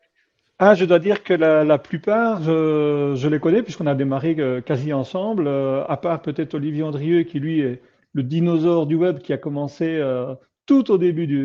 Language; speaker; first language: French; native; French